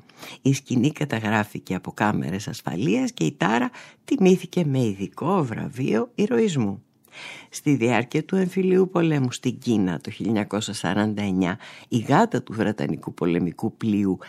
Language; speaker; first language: Greek; native; Greek